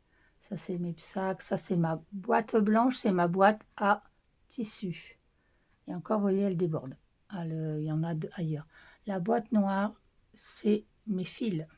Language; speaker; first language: French; native; French